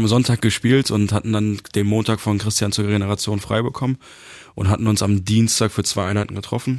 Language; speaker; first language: German; early bilingual, other home language; Turkish